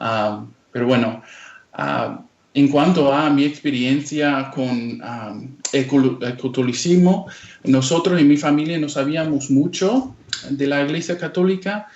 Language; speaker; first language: Spanish; non-native, fluent; English